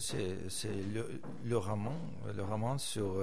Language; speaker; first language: French; non-native, fluent; Russian